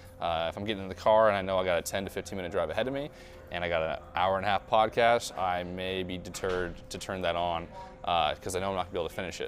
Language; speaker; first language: English; native; English